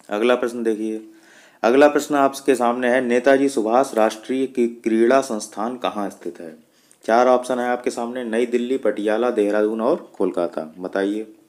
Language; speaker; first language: Hindi; native; Hindi